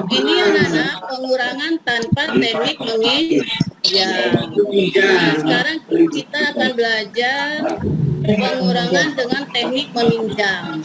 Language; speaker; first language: Indonesian; native; Indonesian